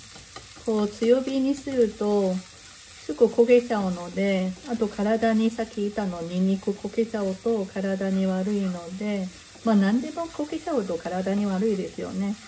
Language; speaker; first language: Japanese; non-native, learner; Chinese